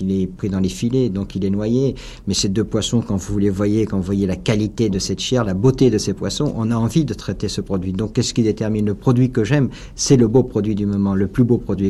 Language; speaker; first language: French; native; French